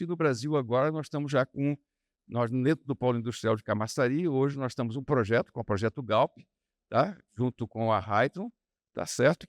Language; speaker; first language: Portuguese; native; Portuguese